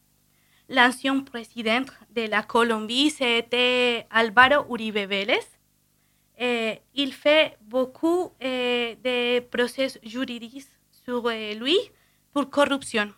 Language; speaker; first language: French; non-native, fluent; Spanish